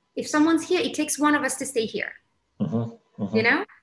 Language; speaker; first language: English; non-native, local second language; Somali